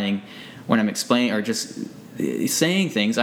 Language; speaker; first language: English; native; English